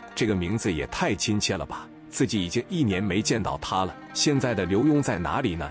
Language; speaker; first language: Chinese; native; Chinese